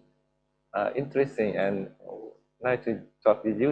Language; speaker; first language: English; non-native, learner; Vietnamese